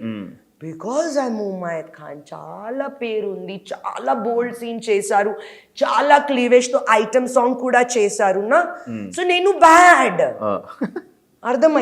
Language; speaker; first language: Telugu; non-native, learner; Hindi